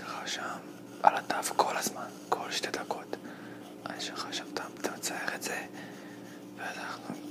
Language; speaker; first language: Hebrew; non-native, fluent; English